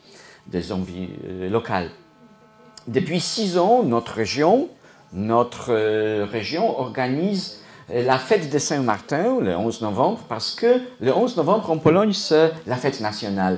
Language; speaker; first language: French; non-native, fluent; Polish